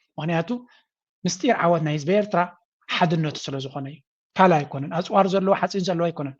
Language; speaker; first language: Tigrinya; native; Tigrinya